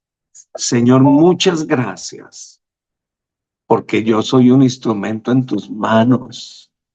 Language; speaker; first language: Spanish; native; Spanish